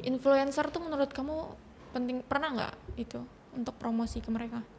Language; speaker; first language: Indonesian; native; Indonesian